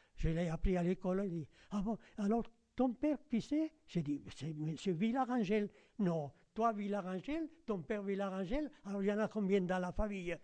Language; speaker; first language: French; non-native, fluent; Spanish